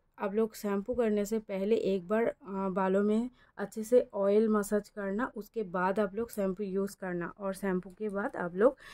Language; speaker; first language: Hindi; non-native, local second language; Bangla